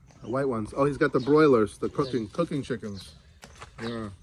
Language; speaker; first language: English; native; English